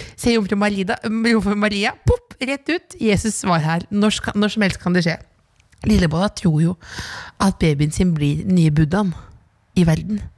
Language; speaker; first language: Norwegian; native; Norwegian